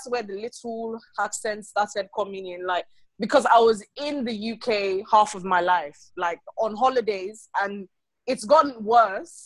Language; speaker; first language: English; non-native, local second language; Krio